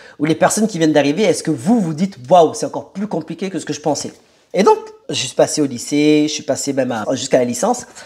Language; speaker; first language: French; early bilingual, other home language; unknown